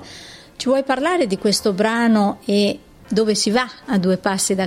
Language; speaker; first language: Italian; native; Italian